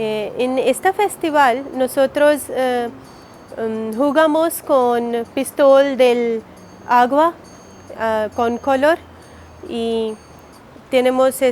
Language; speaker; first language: Spanish; non-native, learner; Hindi